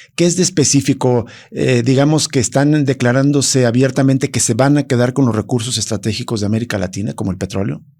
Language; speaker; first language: Spanish; native; Spanish